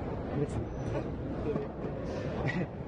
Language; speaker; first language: French; non-native, learner; Japanese